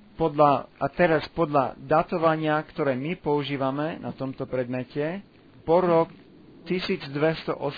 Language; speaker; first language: Slovak; non-native, fluent; English